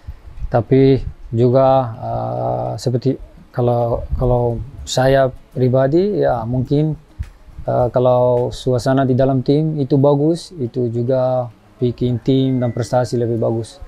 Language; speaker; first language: Indonesian; non-native, fluent; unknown